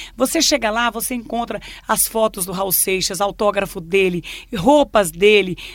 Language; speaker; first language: Portuguese; native; Portuguese